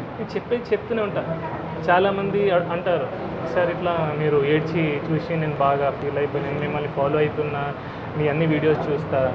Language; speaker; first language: Telugu; non-native, fluent; Hindi